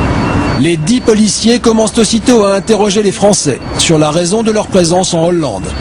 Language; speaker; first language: French; native; French